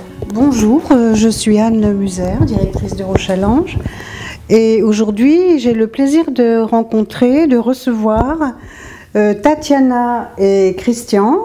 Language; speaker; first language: French; native; French